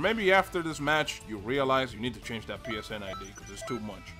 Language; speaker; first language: English; native; English